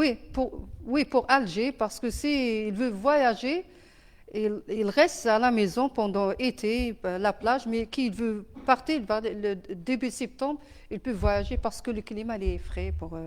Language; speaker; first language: French; non-native, learner; Arabic